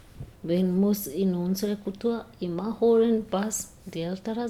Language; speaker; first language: German; non-native, learner; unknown